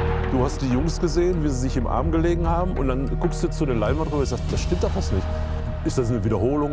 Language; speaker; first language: German; native; German